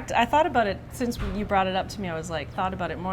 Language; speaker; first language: English; native; English